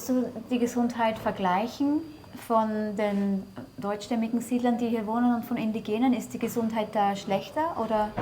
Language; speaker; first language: German; native; German